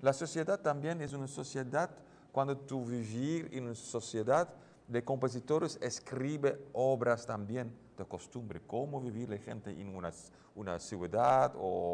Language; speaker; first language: Spanish; non-native, learner; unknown